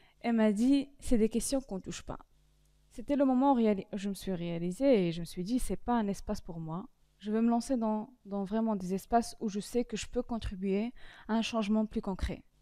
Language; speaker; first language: French; non-native, local second language; Arabic